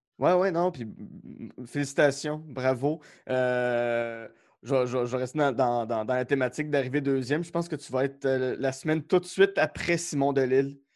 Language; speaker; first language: French; native; French